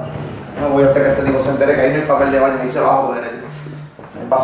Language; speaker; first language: Spanish; native; Spanish